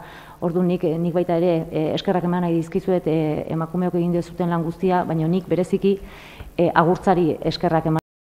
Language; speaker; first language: Basque; native; Basque